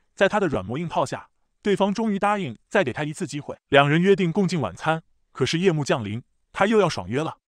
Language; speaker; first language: Chinese; native; Chinese